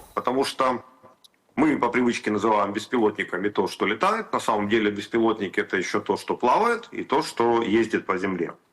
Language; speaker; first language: Russian; native; Russian